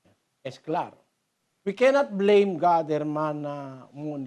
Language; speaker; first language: Spanish; non-native, learner; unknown